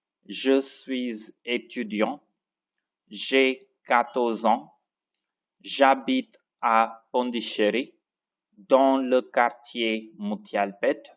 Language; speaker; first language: French; non-native, fluent; Tamil